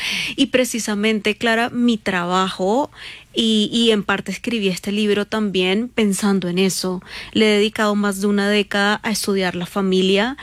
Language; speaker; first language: Spanish; native; Spanish